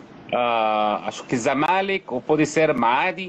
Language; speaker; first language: Portuguese; non-native, fluent; Arabic